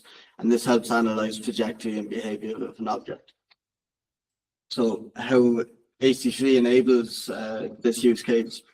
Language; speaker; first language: English; native; English